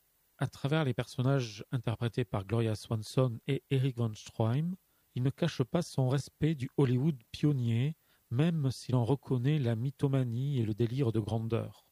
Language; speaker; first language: French; native; French